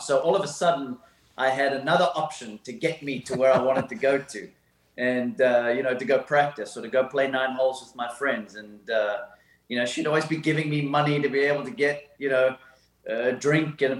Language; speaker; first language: English; native; English